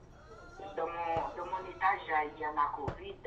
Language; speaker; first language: French; non-native, learner; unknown